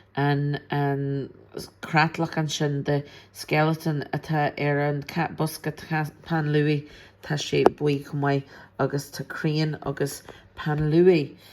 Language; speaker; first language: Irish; non-native, local second language; English